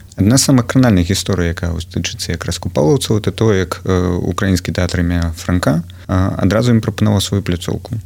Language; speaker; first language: Belarusian; non-native, local second language; Russian